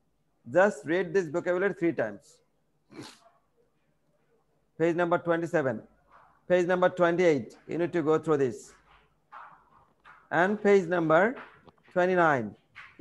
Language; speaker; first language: English; non-native, fluent; Bangla